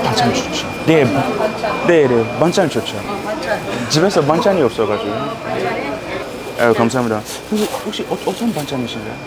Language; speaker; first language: Korean; non-native, fluent; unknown